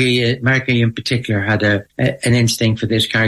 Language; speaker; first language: English; native; English